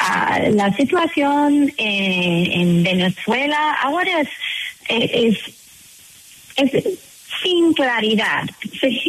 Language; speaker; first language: Spanish; non-native, fluent; English